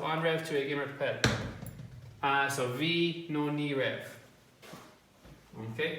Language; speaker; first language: Irish; non-native, local second language; English